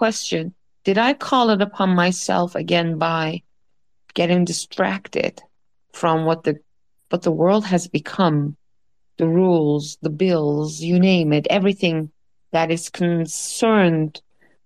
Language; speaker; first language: English; non-native, fluent; Dutch